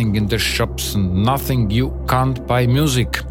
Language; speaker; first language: English; non-native, learner; Estonian